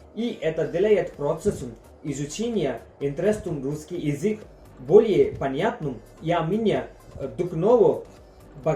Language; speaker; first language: Russian; non-native, learner; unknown